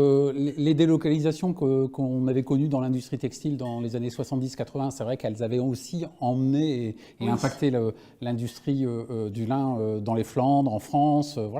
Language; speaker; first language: French; native; French